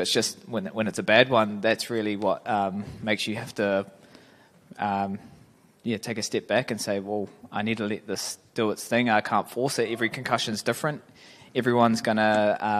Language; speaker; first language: English; native; English